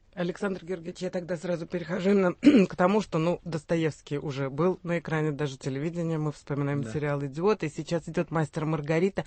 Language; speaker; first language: Russian; native; Russian